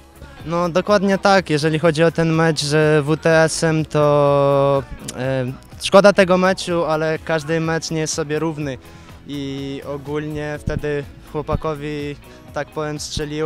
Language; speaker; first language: Polish; non-native, fluent; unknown